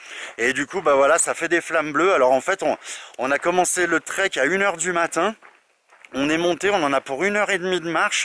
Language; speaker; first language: French; native; French